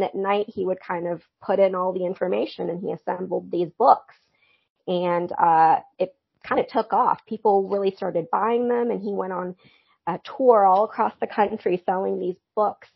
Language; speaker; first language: English; native; English